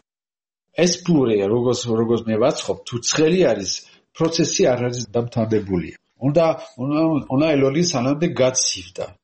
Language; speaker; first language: Georgian; non-native, learner; French